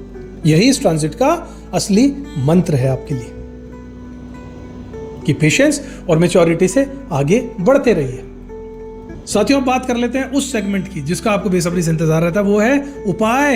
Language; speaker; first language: Hindi; native; Hindi